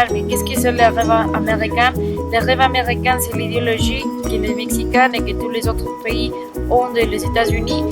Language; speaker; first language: French; non-native, learner; Spanish